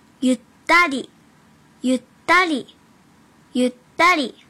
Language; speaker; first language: Japanese; early bilingual, other home language; Chinese